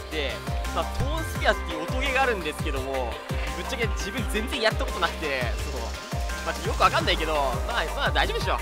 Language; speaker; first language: Japanese; native; Japanese